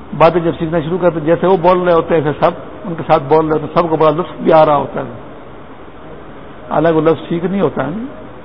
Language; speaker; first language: Urdu; non-native, local second language; Pashto